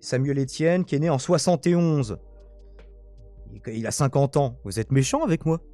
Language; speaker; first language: French; native; French